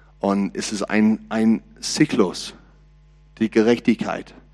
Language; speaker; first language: German; non-native, learner; English